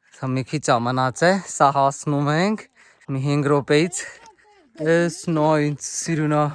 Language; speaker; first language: Armenian; non-native, learner; Hindi